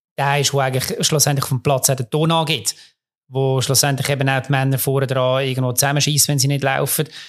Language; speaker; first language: German; native; German